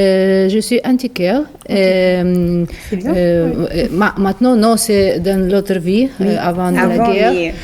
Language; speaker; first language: French; non-native, fluent; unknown